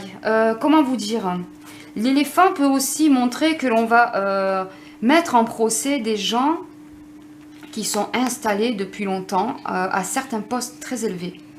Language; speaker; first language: French; native; French